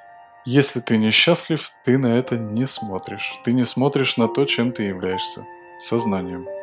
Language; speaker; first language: Russian; native; Russian